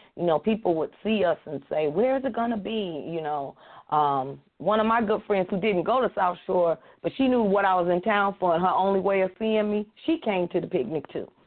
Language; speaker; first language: English; native; English